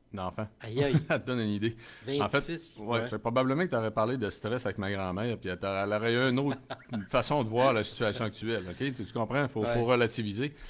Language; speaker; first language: French; native; French